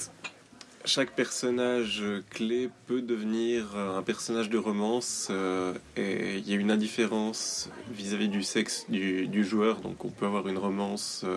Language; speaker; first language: French; native; French